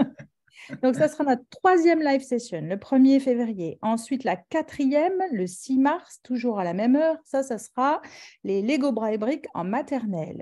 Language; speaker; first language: French; native; French